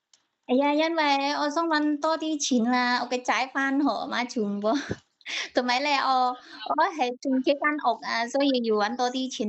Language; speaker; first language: Cantonese; non-native, learner; Indonesian